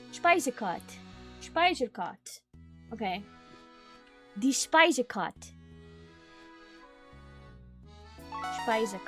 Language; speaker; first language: German; non-native, learner; English